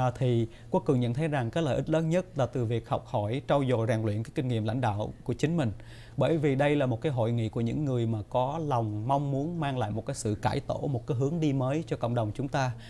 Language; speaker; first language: Vietnamese; early bilingual, heritage; Vietnamese